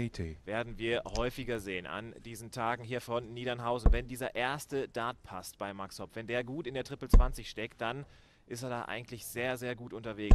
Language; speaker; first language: German; native; German